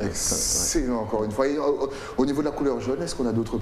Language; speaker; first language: French; native; French